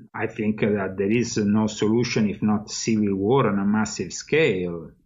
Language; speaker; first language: English; non-native, fluent; Italian